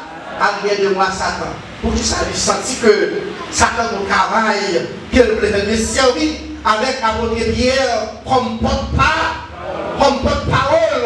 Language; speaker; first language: French; non-native, learner; Haitian Creole